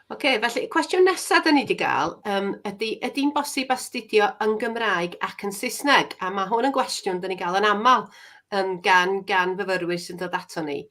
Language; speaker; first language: Welsh; native; Welsh